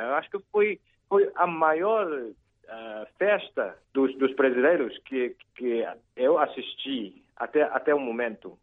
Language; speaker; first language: Portuguese; non-native, fluent; Chinese